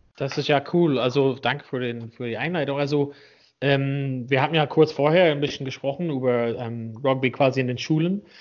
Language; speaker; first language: German; non-native, fluent; English